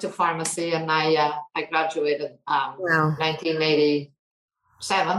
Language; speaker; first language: English; non-native, fluent; Portuguese